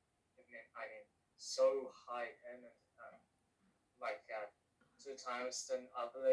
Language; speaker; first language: English; non-native, learner; Korean